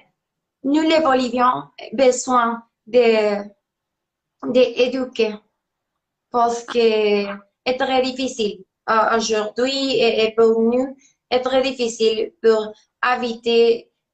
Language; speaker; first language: French; non-native, learner; Spanish